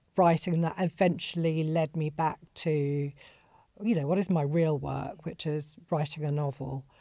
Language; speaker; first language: English; native; English